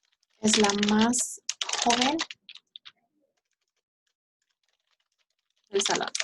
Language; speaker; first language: Spanish; early bilingual, heritage; Spanish